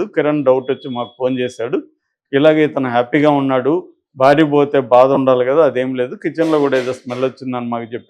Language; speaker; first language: Telugu; native; Telugu